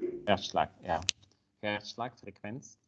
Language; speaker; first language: German; non-native, learner; Italian